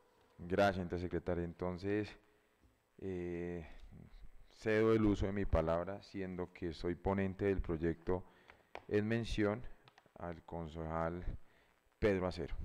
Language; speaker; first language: Spanish; native; Spanish